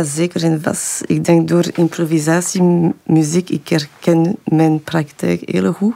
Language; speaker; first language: Dutch; non-native, local second language; French